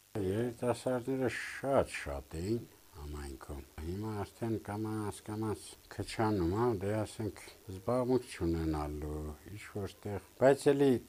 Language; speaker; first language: Armenian; native; Armenian